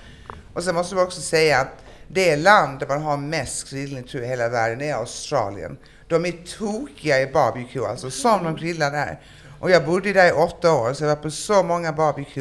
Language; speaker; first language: Swedish; native; Swedish